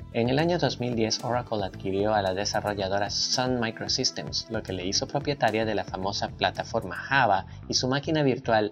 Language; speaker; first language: Spanish; native; Spanish